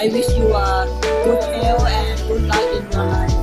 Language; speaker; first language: English; non-native, learner; Thai